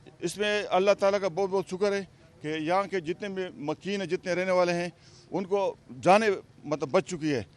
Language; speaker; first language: Urdu; non-native, local second language; Pashto